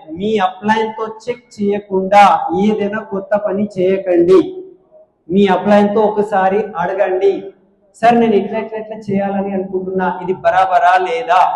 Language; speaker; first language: Telugu; non-native, local second language; Hindi